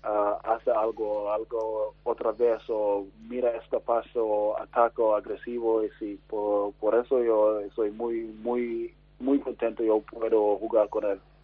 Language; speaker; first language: Spanish; non-native, learner; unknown